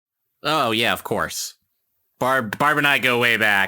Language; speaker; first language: English; native; English